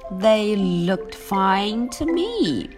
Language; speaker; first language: English; non-native, fluent; Chinese